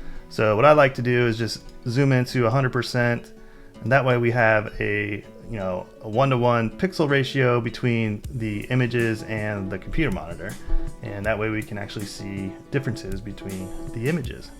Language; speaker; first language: English; native; English